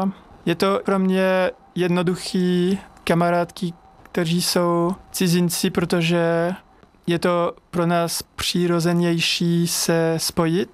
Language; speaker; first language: Czech; non-native, learner; French